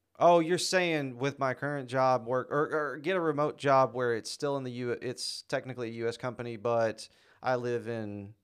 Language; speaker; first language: English; native; English